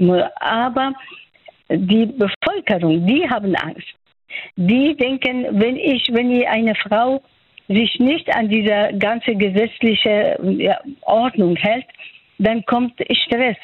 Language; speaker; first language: German; non-native, fluent; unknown